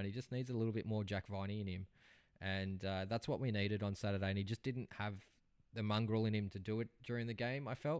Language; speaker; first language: English; native; English